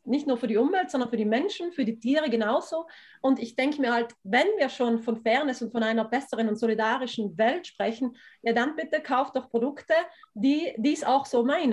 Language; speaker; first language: German; native; German